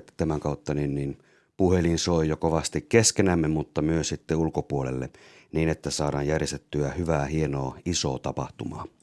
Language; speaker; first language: Finnish; native; Finnish